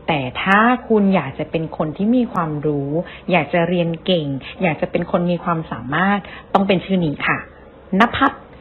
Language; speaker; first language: Thai; native; Thai